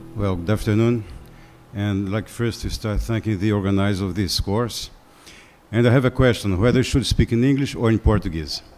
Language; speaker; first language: English; non-native, fluent; Portuguese